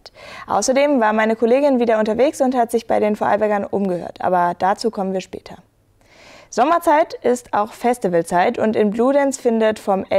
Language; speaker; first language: German; native; German